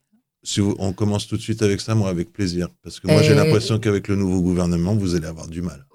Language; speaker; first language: French; native; French